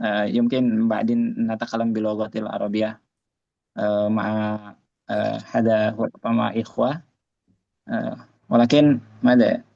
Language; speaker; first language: Arabic; non-native, learner; Indonesian